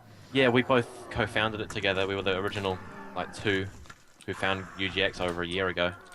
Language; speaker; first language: English; native; English